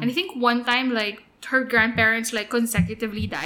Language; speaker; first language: English; non-native, local second language; Filipino